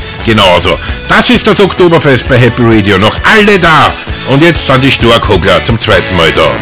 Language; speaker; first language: German; native; German